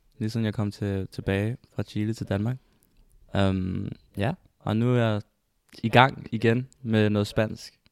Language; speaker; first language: Danish; early bilingual, other home language; Spanish